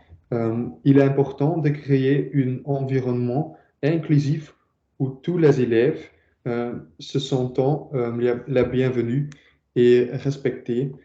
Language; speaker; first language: French; non-native, learner; Dutch